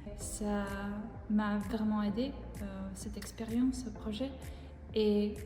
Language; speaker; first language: French; non-native, fluent; Czech